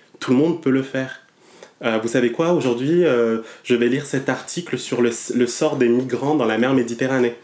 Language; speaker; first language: French; non-native, local second language; Malagasy